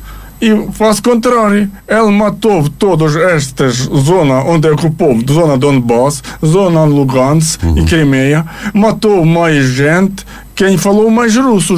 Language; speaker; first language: Portuguese; non-native, learner; Ukrainian